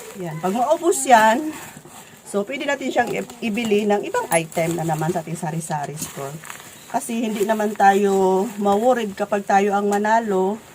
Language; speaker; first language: Filipino; non-native, local second language; Cebuano